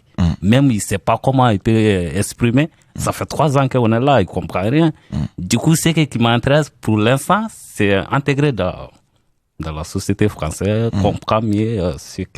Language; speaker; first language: French; non-native, learner; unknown